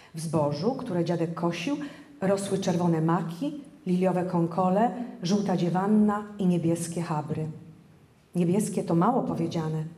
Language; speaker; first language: Polish; native; Polish